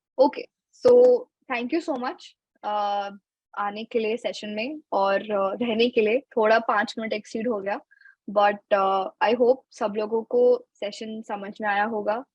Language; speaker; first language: Hindi; native; Hindi